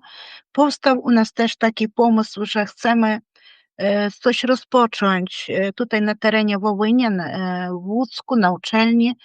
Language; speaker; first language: Polish; non-native, fluent; Ukrainian